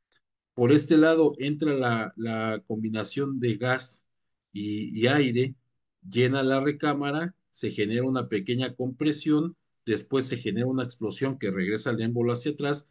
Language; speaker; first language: Spanish; native; Spanish